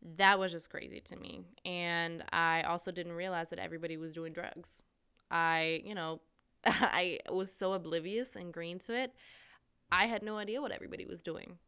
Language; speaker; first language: English; non-native, fluent; German